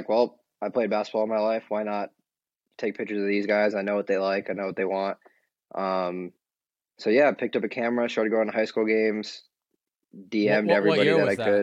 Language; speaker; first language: English; native; English